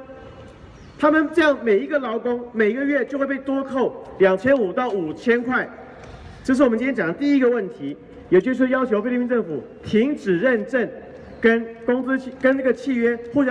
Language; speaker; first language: Chinese; native; Chinese